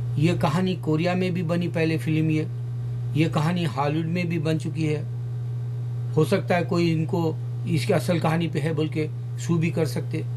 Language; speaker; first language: Urdu; native; Urdu